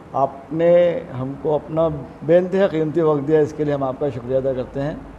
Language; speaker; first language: Hindi; non-native, local second language; Urdu